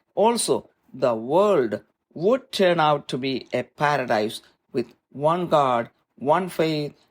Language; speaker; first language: English; non-native, local second language; Malayalam